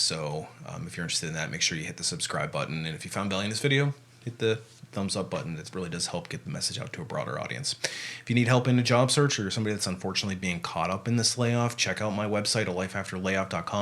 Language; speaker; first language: English; native; English